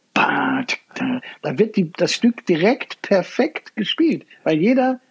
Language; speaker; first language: German; native; German